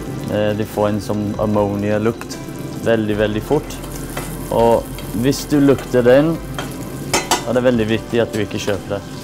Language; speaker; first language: Norwegian; non-native, fluent; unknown